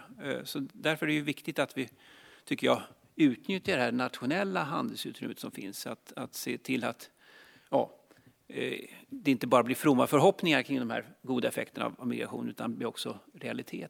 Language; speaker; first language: Swedish; native; Swedish